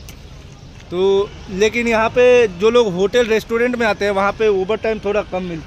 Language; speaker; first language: Hindi; native; Hindi